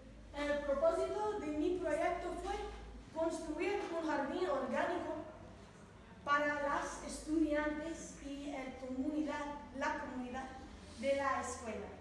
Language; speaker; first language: Spanish; non-native, learner; English